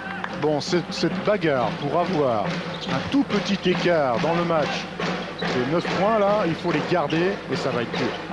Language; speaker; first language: French; native; French